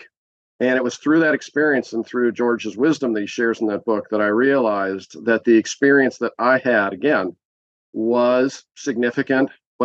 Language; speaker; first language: English; native; English